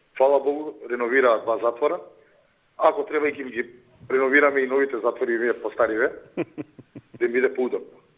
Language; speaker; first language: Macedonian; native; Macedonian